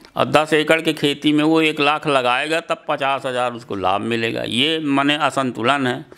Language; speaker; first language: Hindi; native; Hindi